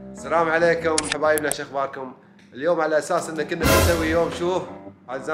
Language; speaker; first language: Arabic; native; Arabic